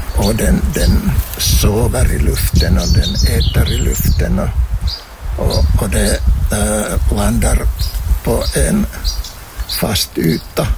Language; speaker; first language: Swedish; non-native, fluent; Finnish